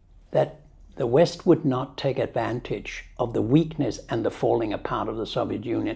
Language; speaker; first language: English; non-native, fluent; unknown